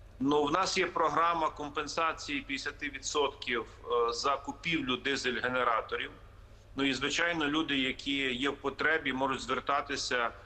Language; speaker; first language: Ukrainian; native; Ukrainian